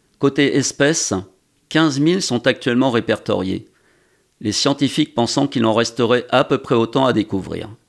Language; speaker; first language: French; native; French